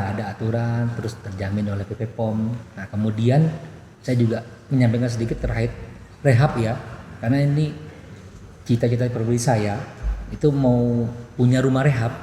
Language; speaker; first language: Indonesian; non-native, local second language; Banjar